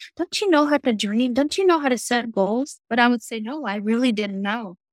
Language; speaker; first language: English; non-native, fluent; Russian